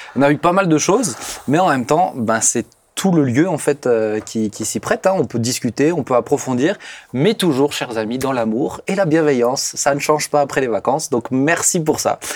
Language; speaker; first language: French; native; French